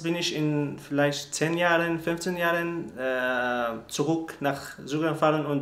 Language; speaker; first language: German; non-native, learner; Arabic